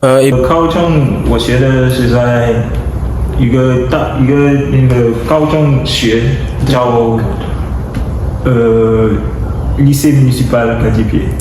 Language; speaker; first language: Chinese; non-native, learner; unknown